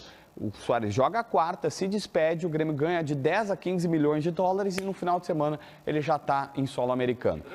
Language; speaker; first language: Portuguese; native; Portuguese